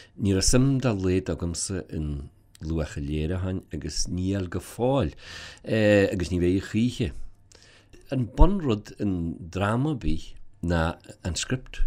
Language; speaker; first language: Irish; native; Irish